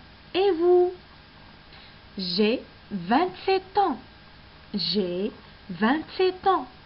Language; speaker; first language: French; non-native, local second language; Arabic